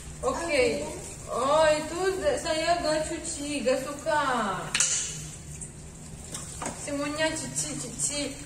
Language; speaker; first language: Indonesian; non-native, learner; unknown